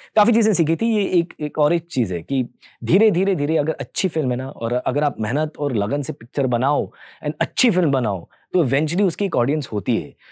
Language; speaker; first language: Hindi; early bilingual, heritage; Hindi